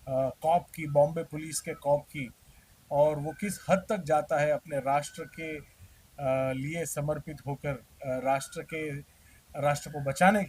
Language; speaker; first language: Hindi; native; Hindi